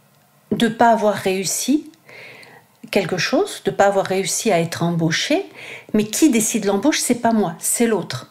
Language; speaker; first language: French; native; French